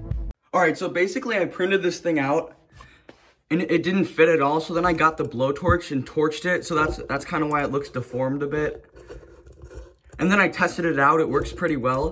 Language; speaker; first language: English; native; English